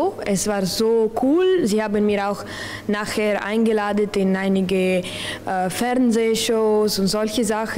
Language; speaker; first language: German; non-native, local second language; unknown